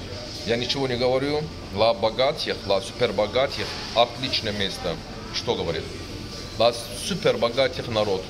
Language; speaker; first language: Russian; non-native, learner; Turkish